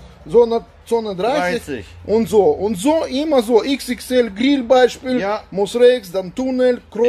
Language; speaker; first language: German; non-native, learner; Russian